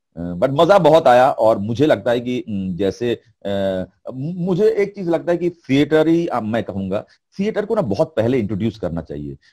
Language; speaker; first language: Hindi; non-native, local second language; Bangla